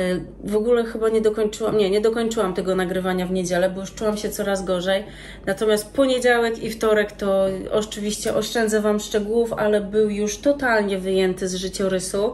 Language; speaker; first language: Polish; native; Polish